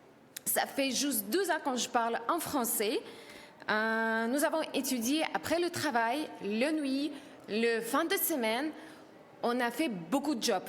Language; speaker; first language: French; non-native, learner; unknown